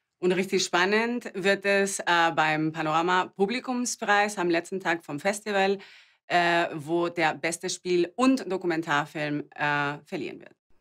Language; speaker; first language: German; non-native, fluent; Spanish